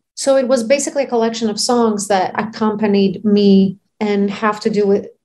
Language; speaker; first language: English; non-native, fluent; Greek